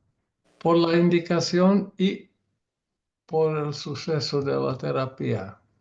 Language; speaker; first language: Spanish; non-native, learner; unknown